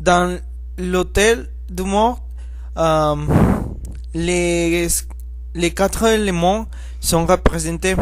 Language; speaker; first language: French; non-native, learner; Spanish